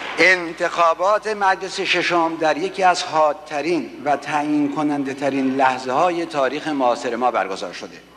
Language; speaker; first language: Persian; native; Persian